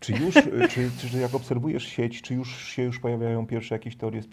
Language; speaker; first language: Polish; native; Polish